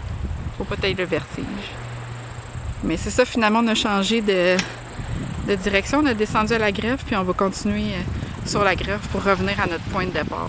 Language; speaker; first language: French; native; French